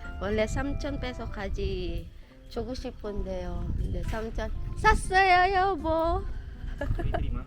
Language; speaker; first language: Korean; non-native, fluent; Filipino